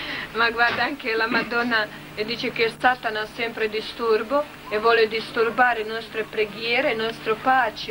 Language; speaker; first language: Italian; non-native, learner; Croatian